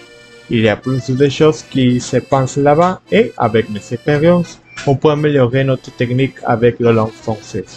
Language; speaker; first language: French; non-native, learner; Spanish